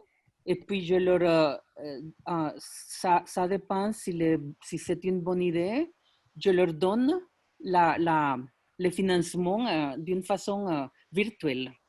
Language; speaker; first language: French; non-native, fluent; Spanish